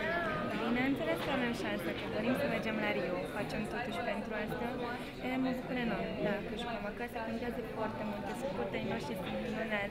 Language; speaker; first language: Romanian; non-native, local second language; Hungarian